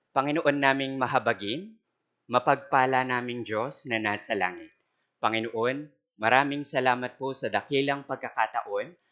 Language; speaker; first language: Filipino; non-native, local second language; Pampanga